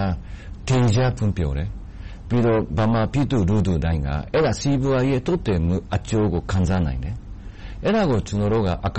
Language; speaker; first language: Burmese; non-native, fluent; Japanese